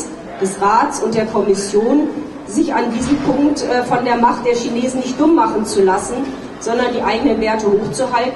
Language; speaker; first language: German; native; German